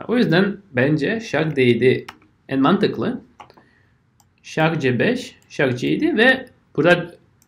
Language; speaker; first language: Turkish; non-native, fluent; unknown